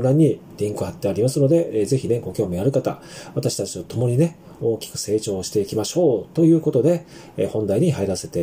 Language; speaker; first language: Japanese; native; Japanese